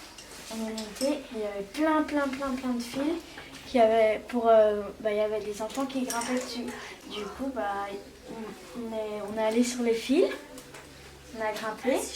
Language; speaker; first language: French; native; French